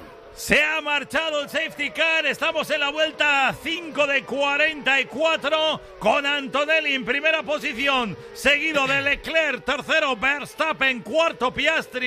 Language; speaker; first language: Spanish; native; Spanish